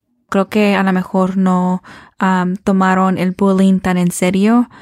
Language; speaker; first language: Spanish; early bilingual, heritage; Spanish